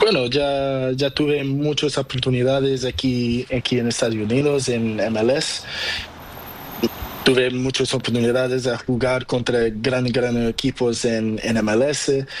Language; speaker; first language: Spanish; non-native, learner; Portuguese